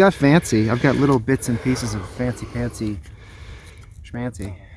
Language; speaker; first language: English; native; English